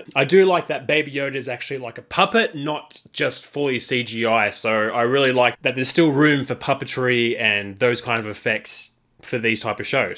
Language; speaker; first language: English; native; English